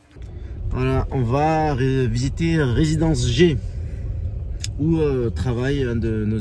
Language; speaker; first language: French; native; French